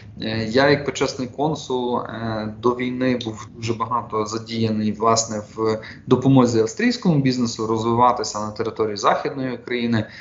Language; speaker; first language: Ukrainian; native; Ukrainian